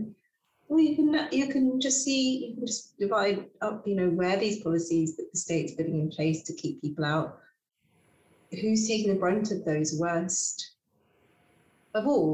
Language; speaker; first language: English; native; English